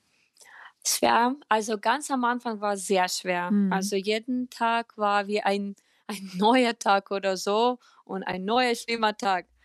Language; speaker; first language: German; non-native, fluent; Ukrainian